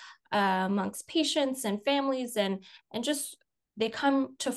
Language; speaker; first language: English; native; English